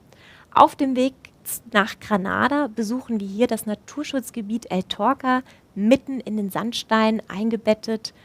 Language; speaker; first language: German; native; German